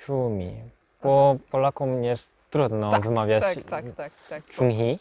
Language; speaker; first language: Polish; non-native, learner; Korean